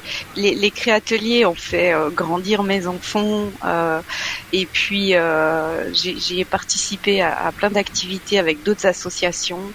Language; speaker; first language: French; native; French